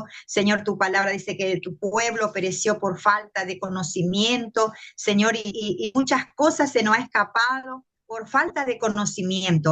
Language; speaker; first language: Spanish; native; Spanish